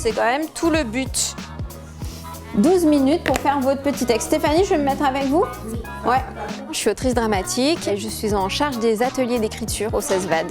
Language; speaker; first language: French; native; French